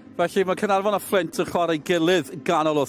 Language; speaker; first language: Welsh; native; Welsh